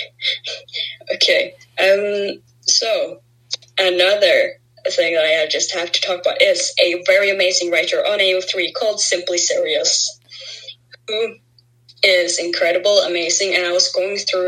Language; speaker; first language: English; non-native, fluent; Norwegian